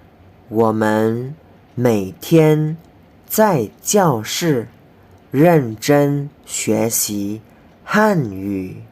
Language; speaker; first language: Chinese; non-native, fluent; Indonesian